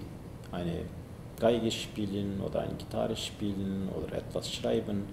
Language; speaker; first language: German; non-native, learner; Zaza